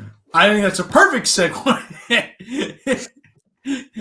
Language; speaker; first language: English; native; English